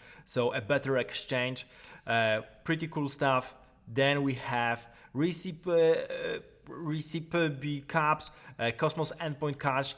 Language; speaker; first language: English; non-native, fluent; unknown